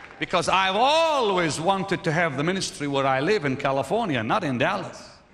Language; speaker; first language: English; non-native, fluent; Arabic